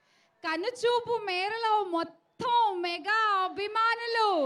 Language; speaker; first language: Telugu; native; Telugu